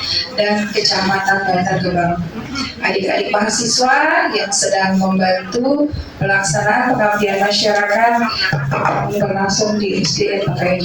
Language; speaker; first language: Indonesian; native; Indonesian